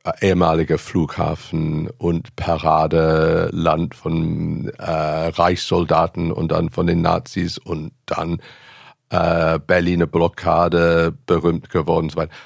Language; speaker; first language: German; non-native, fluent; English